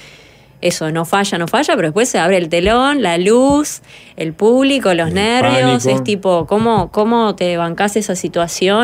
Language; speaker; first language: Spanish; native; Spanish